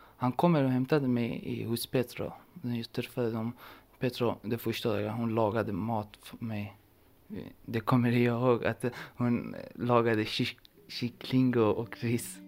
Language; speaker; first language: Swedish; non-native, learner; Persian